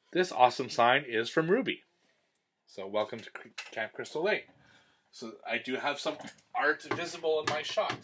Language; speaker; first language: English; native; English